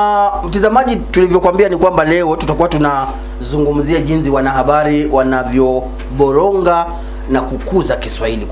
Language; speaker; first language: Swahili; native; Swahili